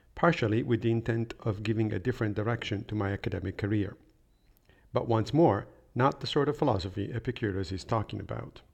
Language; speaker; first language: English; non-native, fluent; Italian